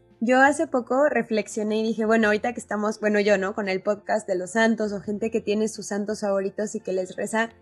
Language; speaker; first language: Spanish; native; Spanish